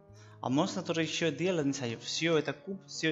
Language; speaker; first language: Russian; non-native, learner; Spanish